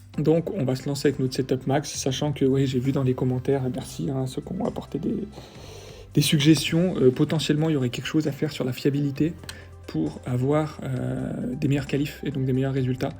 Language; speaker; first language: French; native; French